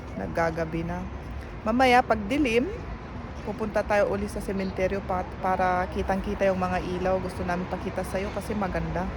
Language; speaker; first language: Filipino; non-native, local second language; Iloko